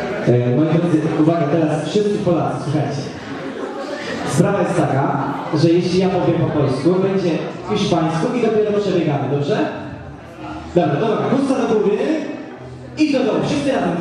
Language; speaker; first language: Polish; native; Polish